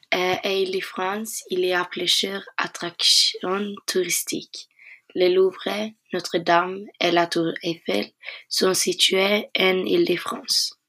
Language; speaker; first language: French; non-native, learner; Norwegian